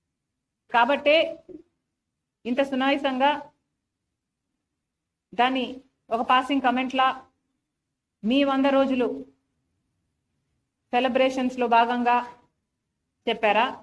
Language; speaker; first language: Telugu; native; Telugu